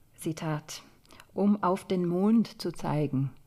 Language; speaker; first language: German; non-native, fluent; English